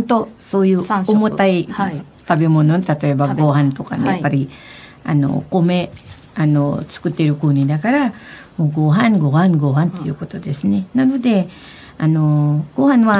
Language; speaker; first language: Japanese; non-native, fluent; Filipino